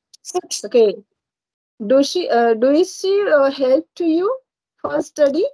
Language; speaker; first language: English; non-native, learner; Marathi